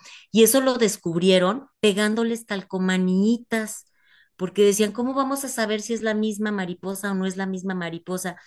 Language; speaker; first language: Spanish; native; Spanish